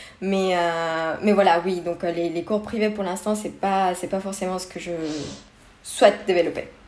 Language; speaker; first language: French; non-native, fluent; Spanish